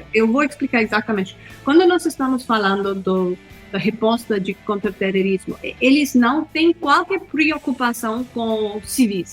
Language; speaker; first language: Portuguese; non-native, fluent; Hindi